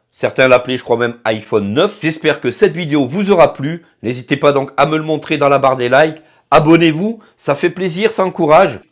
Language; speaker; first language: French; native; French